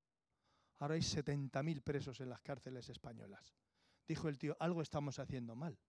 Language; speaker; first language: Spanish; native; Spanish